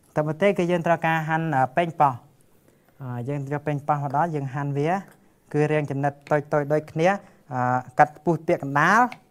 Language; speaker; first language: Khmer; native; Khmer